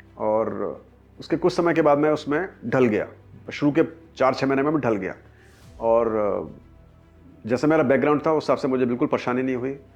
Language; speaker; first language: Hindi; native; Hindi